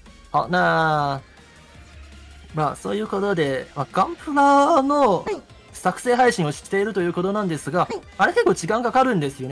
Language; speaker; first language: Japanese; native; Japanese